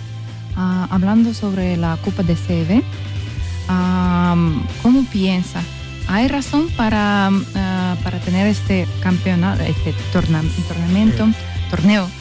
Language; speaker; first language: Spanish; non-native, learner; Russian